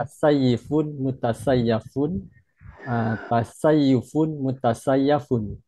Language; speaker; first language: Arabic; non-native, learner; Indonesian